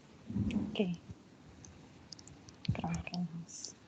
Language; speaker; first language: German; non-native, learner; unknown